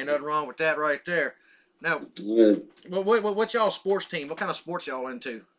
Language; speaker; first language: English; native; English